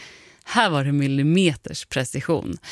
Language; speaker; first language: Swedish; native; Swedish